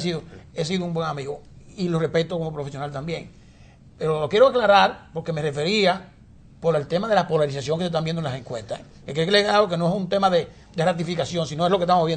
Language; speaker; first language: Spanish; native; Spanish